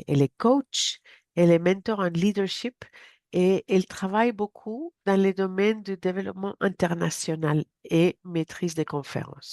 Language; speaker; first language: French; non-native, fluent; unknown